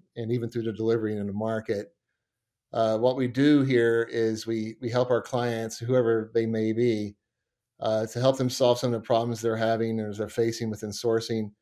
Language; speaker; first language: English; native; English